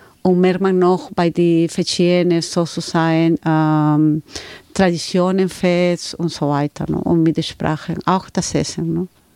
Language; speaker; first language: German; non-native, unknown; Spanish